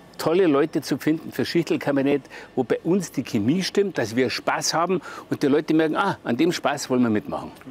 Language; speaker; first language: German; native; German